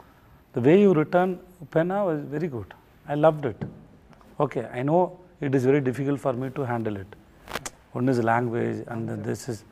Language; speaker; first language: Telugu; non-native, learner; Tamil